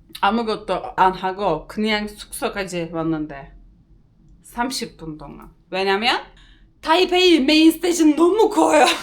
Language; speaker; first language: Korean; non-native, learner; Turkish